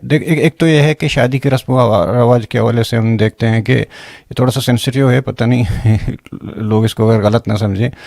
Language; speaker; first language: Urdu; non-native, local second language; Baluchi